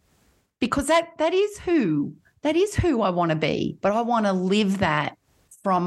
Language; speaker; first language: English; native; English